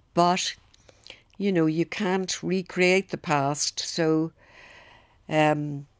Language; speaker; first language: English; native; English